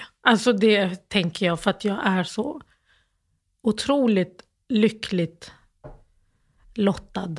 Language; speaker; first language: Swedish; early bilingual, other home language; Arabic